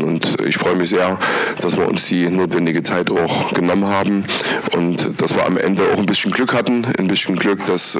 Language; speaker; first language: German; native; German